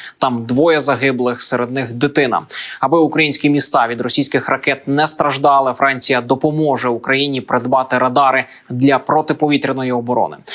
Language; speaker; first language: Ukrainian; native; Ukrainian